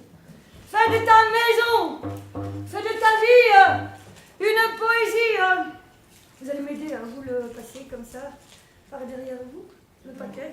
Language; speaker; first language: French; native; French